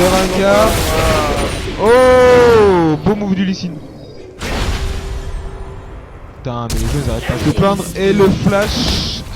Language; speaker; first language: French; native; French